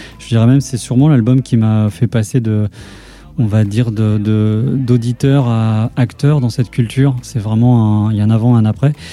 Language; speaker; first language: French; native; French